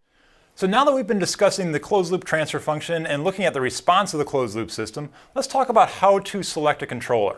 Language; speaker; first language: English; native; English